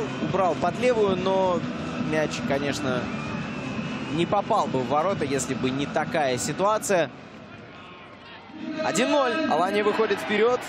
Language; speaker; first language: Russian; native; Russian